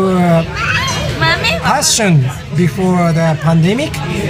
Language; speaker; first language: English; non-native, learner; Japanese